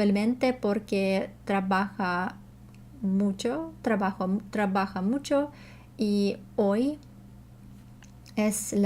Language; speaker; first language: Spanish; non-native, learner; Russian